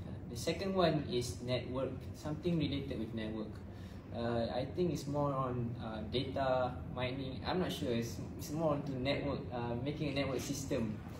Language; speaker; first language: English; non-native, local second language; Malay